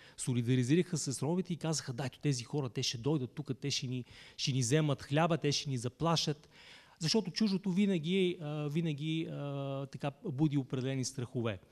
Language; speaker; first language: Bulgarian; native; Bulgarian